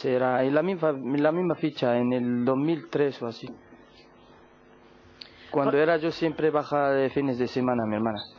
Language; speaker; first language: Spanish; non-native, learner; Arabic